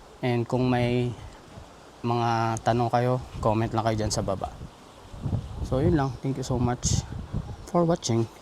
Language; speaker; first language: Filipino; native; Filipino